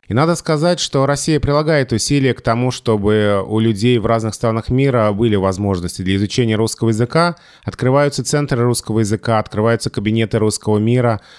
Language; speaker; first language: Russian; native; Russian